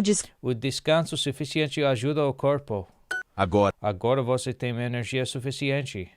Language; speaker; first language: Portuguese; non-native, learner; English